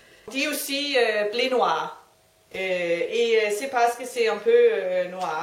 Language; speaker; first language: French; non-native, learner; Danish